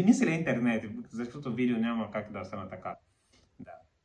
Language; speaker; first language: Bulgarian; non-native, learner; Portuguese